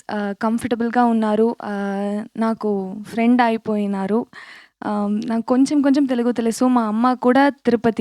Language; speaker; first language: Telugu; non-native, learner; Tamil